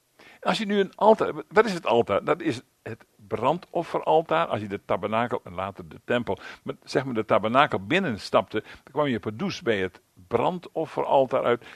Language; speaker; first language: Dutch; native; Dutch